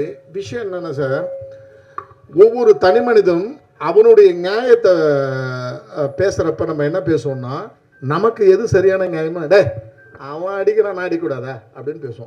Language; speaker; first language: Tamil; native; Tamil